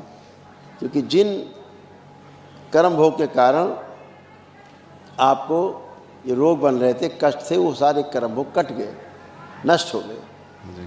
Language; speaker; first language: Hindi; native; Hindi